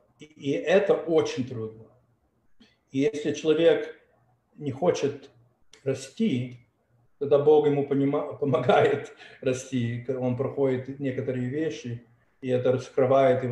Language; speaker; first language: Russian; early bilingual, heritage; Russian